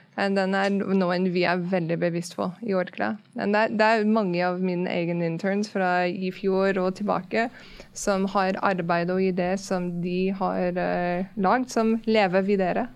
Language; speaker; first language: Norwegian; non-native, fluent; English